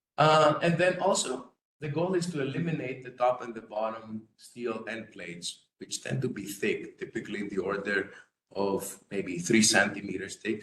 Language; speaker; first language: English; non-native, fluent; Greek